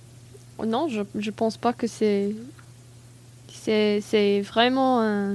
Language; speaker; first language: French; non-native, learner; English